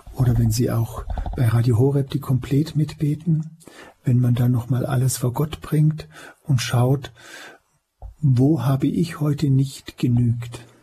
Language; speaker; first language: German; native; German